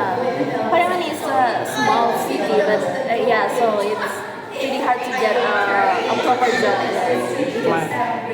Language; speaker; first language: English; non-native, learner; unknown